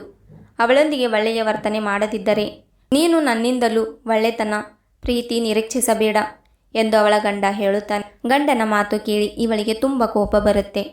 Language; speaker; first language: Kannada; native; Kannada